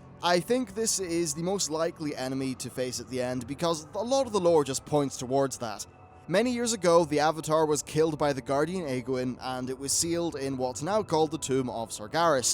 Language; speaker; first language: English; native; English